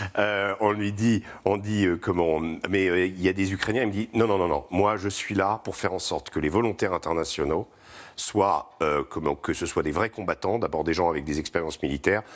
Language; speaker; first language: French; native; French